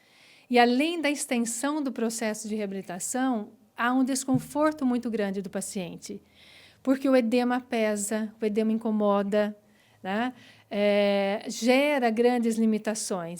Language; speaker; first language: Portuguese; native; Portuguese